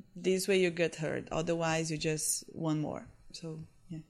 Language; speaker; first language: English; non-native, fluent; Portuguese